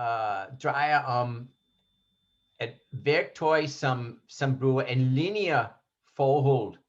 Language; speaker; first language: Danish; non-native, fluent; English